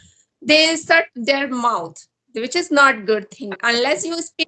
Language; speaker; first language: English; non-native, learner; Hindi